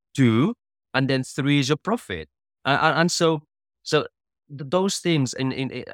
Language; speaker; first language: English; non-native, fluent; Spanish